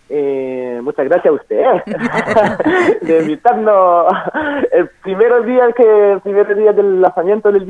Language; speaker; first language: Spanish; non-native, fluent; French